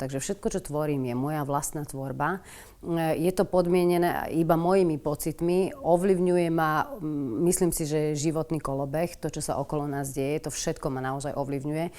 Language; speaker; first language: Slovak; native; Slovak